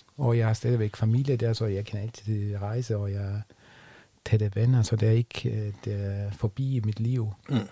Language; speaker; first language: Danish; non-native, fluent; German